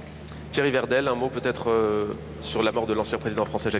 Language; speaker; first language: French; native; French